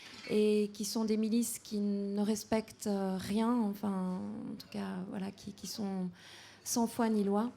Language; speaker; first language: French; native; French